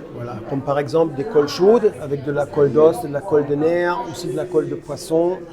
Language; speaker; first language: French; non-native, fluent; German